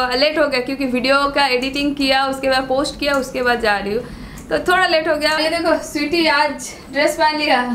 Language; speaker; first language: Hindi; non-native, local second language; Bangla